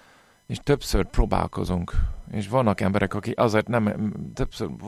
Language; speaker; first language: Hungarian; non-native, fluent; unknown